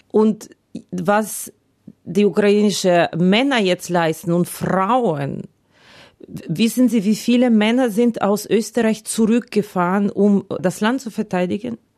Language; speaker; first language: German; non-native, fluent; Ukrainian